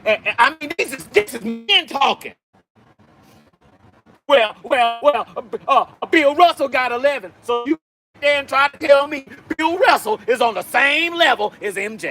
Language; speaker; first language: English; native; English